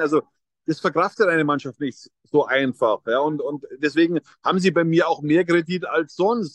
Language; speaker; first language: German; native; German